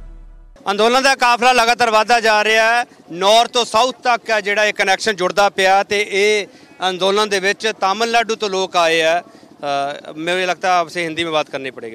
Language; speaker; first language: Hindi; non-native, local second language; Punjabi